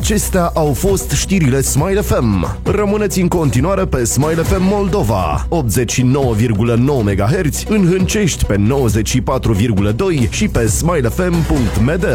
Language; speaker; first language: Romanian; native; Romanian